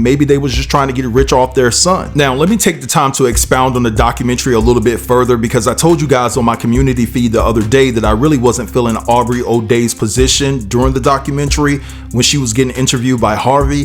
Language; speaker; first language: English; native; English